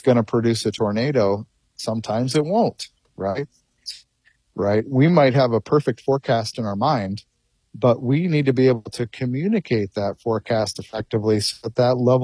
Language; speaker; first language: English; native; English